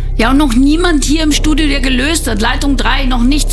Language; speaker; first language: German; native; German